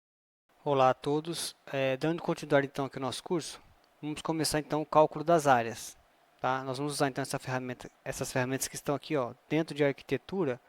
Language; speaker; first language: Portuguese; native; Portuguese